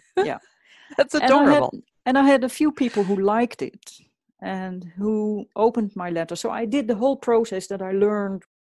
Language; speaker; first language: English; non-native, fluent; Dutch